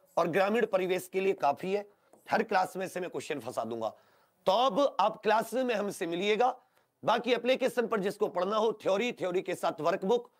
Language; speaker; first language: Hindi; native; Hindi